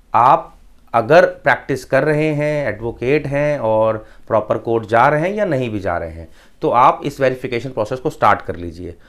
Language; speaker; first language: Hindi; native; Hindi